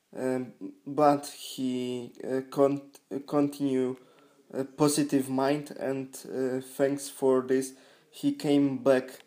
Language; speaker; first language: English; non-native, learner; Polish